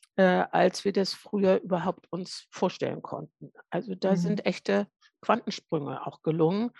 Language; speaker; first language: German; native; German